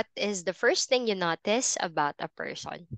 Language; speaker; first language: English; non-native, fluent; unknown